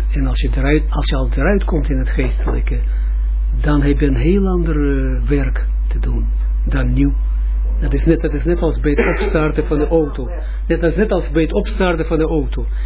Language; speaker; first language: Dutch; non-native, fluent; Russian